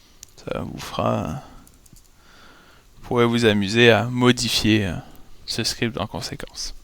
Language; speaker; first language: French; native; French